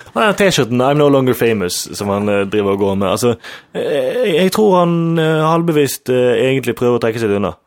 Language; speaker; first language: Norwegian; non-native, fluent; German